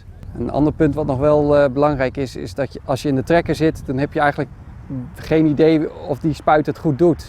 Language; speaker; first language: Dutch; native; Dutch